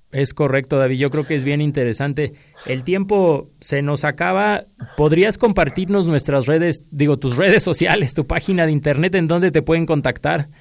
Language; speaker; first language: Spanish; native; Spanish